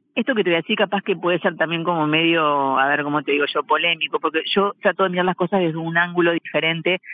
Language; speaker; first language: Spanish; native; Spanish